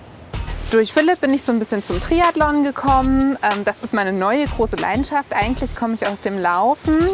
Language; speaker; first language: German; native; German